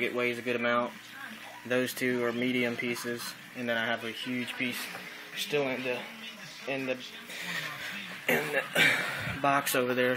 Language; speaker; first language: English; native; English